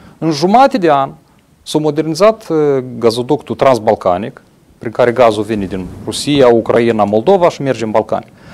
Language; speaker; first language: Romanian; native; Romanian